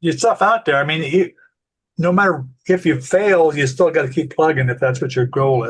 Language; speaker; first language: English; native; English